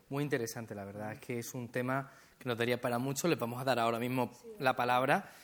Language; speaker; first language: Spanish; native; Spanish